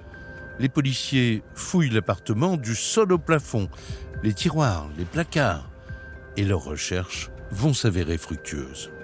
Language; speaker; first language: French; native; French